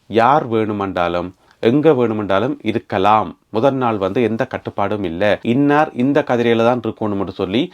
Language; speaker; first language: Tamil; native; Tamil